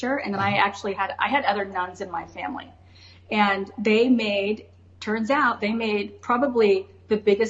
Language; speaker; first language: English; native; English